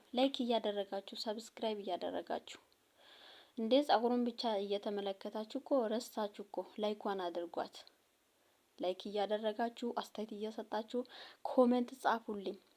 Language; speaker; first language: Amharic; non-native, local second language; Oromo